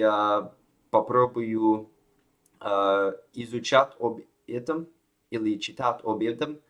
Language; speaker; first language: Russian; non-native, learner; Chinese